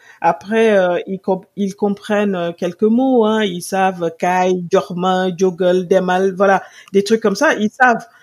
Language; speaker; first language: French; non-native, local second language; Wolof